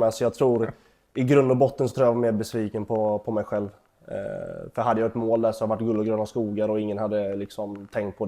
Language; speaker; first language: Swedish; native; Swedish